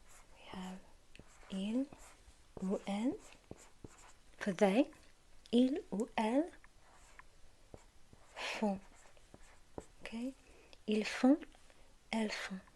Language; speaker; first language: French; non-native, learner; English